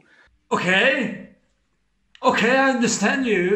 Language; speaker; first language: English; non-native, fluent; Hungarian